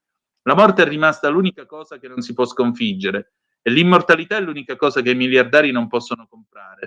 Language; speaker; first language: Italian; native; Italian